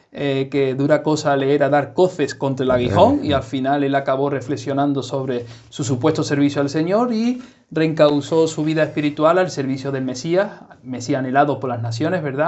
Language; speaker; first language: Spanish; native; Spanish